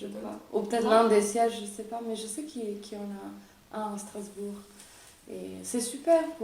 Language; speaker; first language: French; early bilingual, other home language; Italian